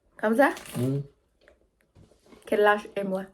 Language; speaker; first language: French; non-native, learner; Thai